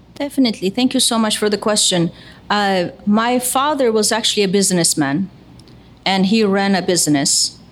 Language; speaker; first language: English; non-native, fluent; Turkish